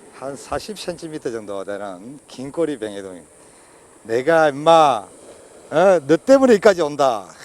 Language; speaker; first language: Korean; native; Korean